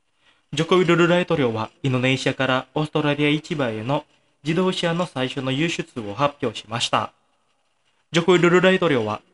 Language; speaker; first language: Japanese; non-native, fluent; Indonesian